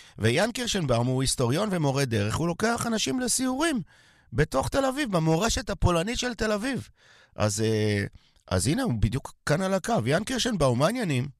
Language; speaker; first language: Hebrew; native; Hebrew